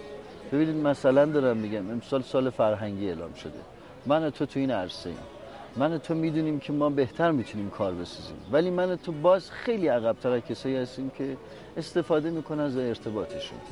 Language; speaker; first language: Persian; native; Persian